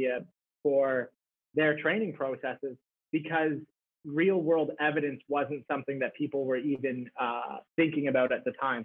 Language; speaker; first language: English; native; English